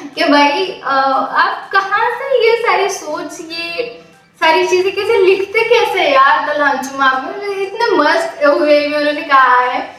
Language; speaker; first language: Hindi; non-native, local second language; Marathi